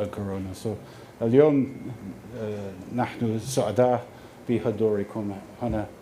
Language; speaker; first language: Arabic; non-native, fluent; English